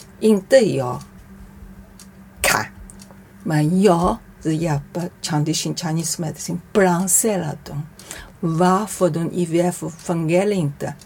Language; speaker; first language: Swedish; non-native, learner; Chinese